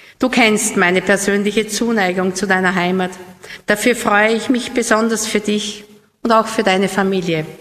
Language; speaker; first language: German; native; German